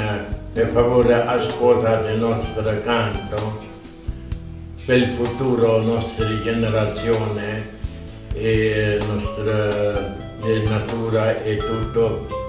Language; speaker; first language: Italian; non-native, fluent; Tibetan